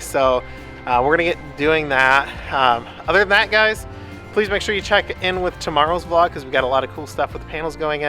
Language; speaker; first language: English; native; English